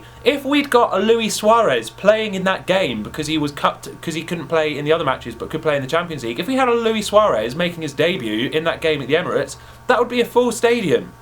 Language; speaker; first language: English; native; English